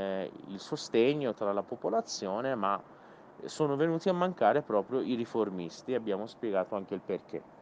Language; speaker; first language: Italian; non-native, fluent; Persian